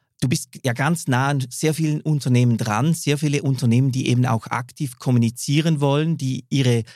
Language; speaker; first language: German; native; German